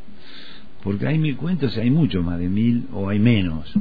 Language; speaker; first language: Spanish; native; Spanish